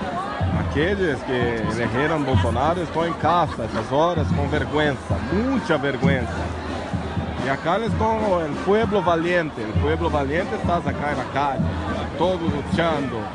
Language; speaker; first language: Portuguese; non-native, learner; Spanish